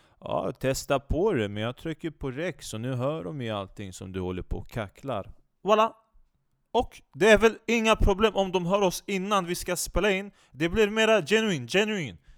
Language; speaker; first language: Swedish; non-native, fluent; Turkish